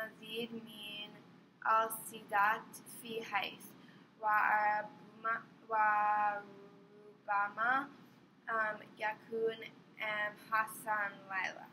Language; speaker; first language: Arabic; non-native, learner; English